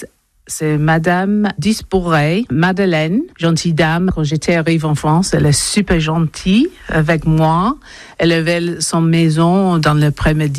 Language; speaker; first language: French; non-native, learner; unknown